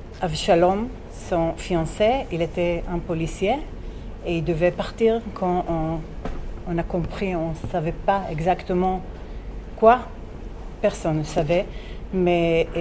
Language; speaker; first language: French; non-native, fluent; Hebrew